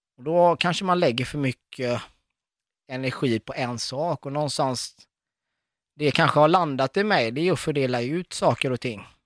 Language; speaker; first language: Swedish; early bilingual, other home language; Arabic